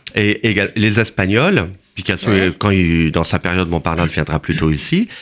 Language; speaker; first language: French; native; French